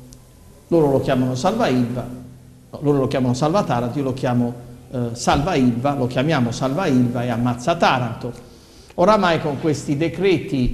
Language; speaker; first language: Italian; native; Italian